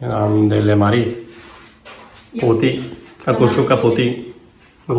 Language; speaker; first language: Indonesian; non-native, learner; Spanish